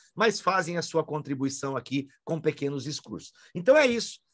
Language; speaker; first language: Portuguese; native; Portuguese